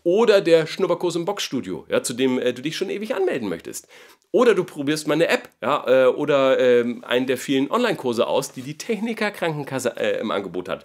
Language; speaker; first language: German; native; German